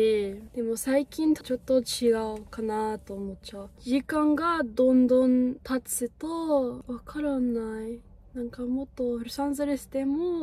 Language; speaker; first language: Japanese; non-native, fluent; English